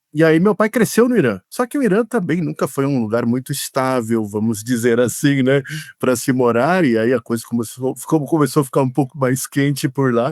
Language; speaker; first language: Portuguese; native; Portuguese